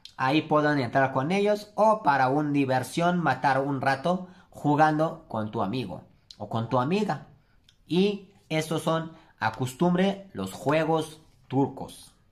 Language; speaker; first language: Spanish; non-native, learner; Turkish